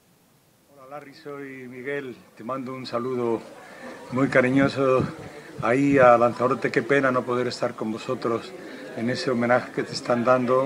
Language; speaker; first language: Spanish; native; Spanish